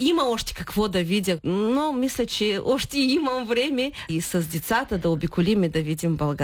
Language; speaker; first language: Bulgarian; early bilingual, heritage; Bulgarian